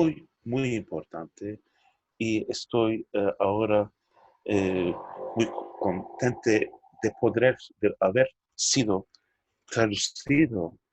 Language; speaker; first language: Spanish; non-native, fluent; Turkish